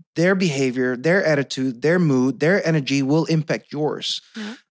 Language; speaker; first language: English; non-native, fluent; Dutch